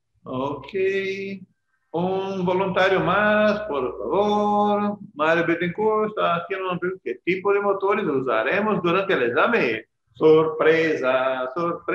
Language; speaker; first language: Portuguese; non-native, learner; Spanish